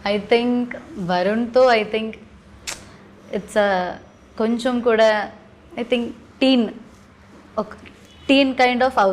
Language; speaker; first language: Telugu; non-native, learner; Malayalam